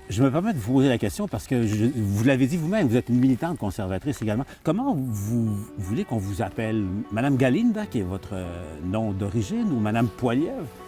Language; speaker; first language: French; native; French